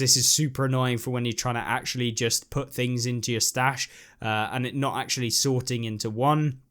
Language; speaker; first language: English; native; English